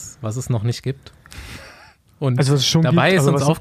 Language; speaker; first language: German; native; German